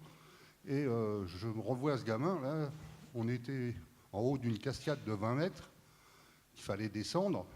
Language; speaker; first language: French; native; French